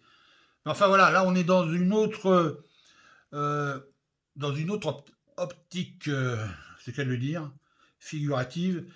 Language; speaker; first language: French; native; French